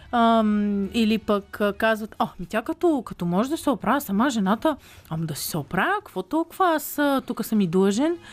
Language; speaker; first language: Bulgarian; native; Bulgarian